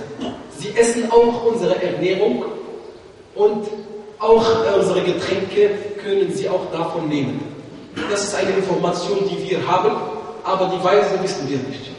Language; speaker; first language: German; non-native, fluent; Arabic